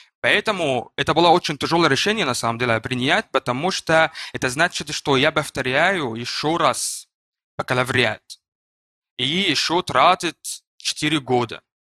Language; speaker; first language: Russian; non-native, learner; Arabic